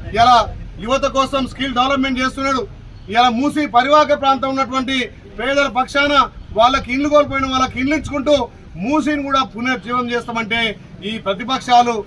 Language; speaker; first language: Telugu; native; Telugu